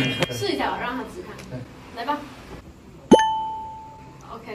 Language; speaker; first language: Chinese; native; Chinese